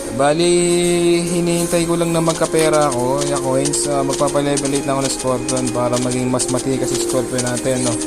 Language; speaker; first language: Filipino; native; Filipino